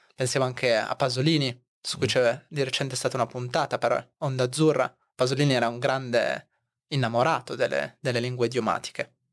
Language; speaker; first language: Italian; native; Italian